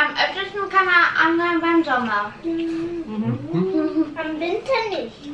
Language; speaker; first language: German; early bilingual, other home language; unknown